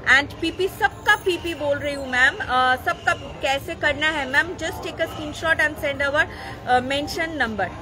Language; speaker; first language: Hindi; non-native, local second language; Bangla